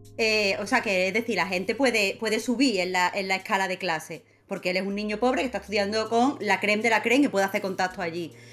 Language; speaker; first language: Spanish; native; Spanish